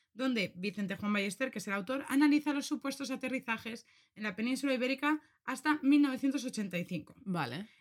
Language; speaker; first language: Spanish; native; Spanish